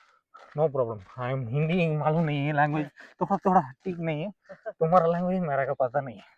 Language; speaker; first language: Hindi; non-native, local second language; Tamil